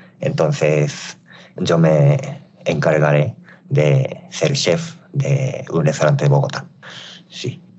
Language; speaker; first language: Spanish; non-native, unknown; Japanese